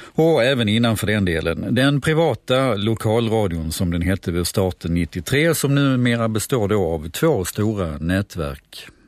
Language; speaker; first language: Swedish; native; Swedish